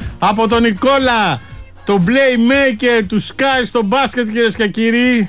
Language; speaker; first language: Greek; native; Greek